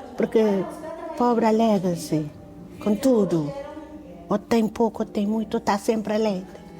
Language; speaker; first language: Portuguese; non-native, local second language; Kabuverdianu